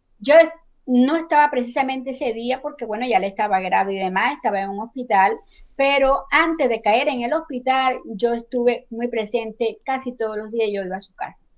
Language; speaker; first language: Spanish; native; Spanish